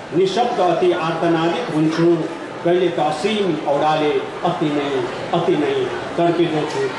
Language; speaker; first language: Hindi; non-native, local second language; Nepali